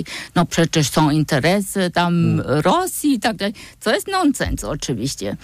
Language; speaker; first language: Polish; non-native, fluent; German